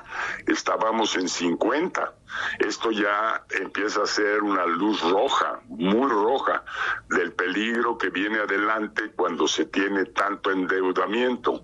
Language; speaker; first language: Spanish; native; Spanish